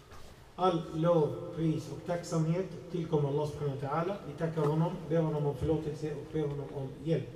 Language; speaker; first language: Swedish; non-native, fluent; Arabic